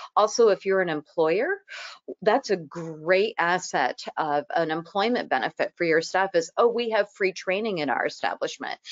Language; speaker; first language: English; native; English